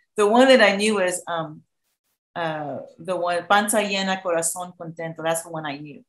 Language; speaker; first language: English; native; English